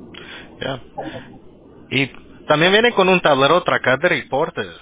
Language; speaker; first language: Spanish; early bilingual, heritage; Spanish